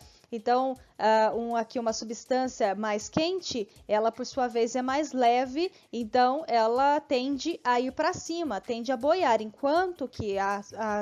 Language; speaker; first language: Portuguese; native; Portuguese